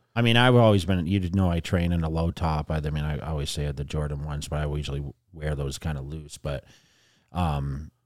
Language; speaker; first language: English; native; English